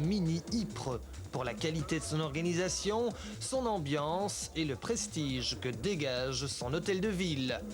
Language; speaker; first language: French; native; French